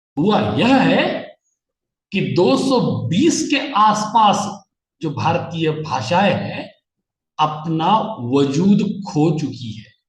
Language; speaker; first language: Hindi; non-native, local second language; Marathi